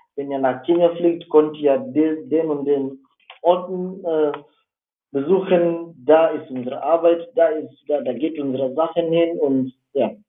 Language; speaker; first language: German; non-native, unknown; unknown